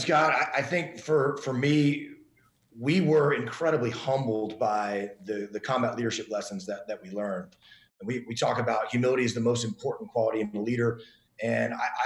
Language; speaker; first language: English; native; English